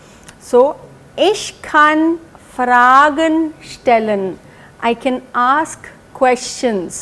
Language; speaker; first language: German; non-native, fluent; Hindi